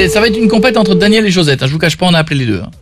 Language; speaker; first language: French; native; French